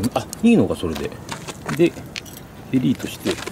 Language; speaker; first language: Japanese; native; Japanese